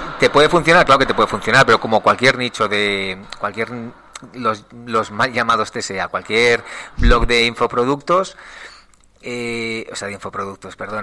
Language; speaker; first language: Spanish; native; Spanish